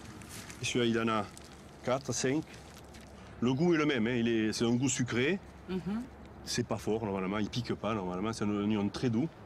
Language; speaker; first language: French; native; French